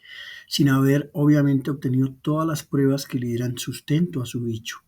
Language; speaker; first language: Spanish; native; Spanish